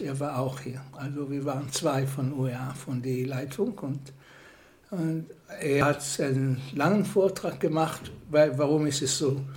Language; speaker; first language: German; non-native, fluent; Hebrew